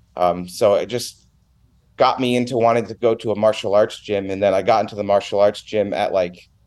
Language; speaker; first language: English; native; English